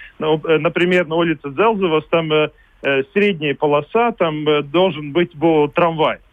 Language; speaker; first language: Russian; non-native, local second language; Latvian